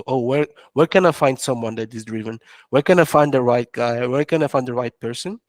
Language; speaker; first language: English; non-native, fluent; French